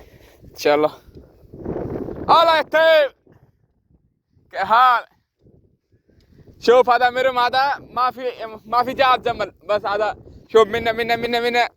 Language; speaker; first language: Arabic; non-native, learner; Sindhi